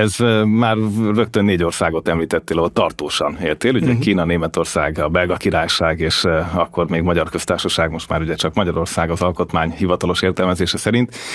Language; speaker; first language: Hungarian; native; Hungarian